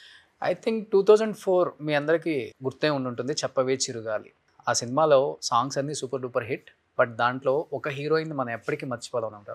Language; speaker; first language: Telugu; native; Telugu